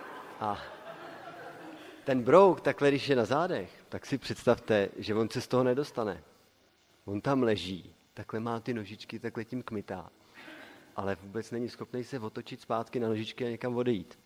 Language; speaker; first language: Czech; native; Czech